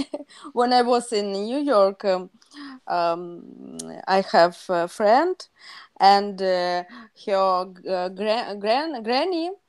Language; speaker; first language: English; non-native, learner; Russian